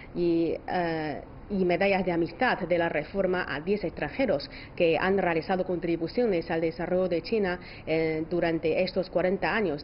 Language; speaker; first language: Spanish; non-native, fluent; Chinese